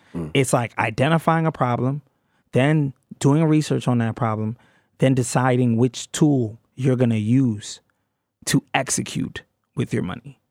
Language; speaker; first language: English; native; English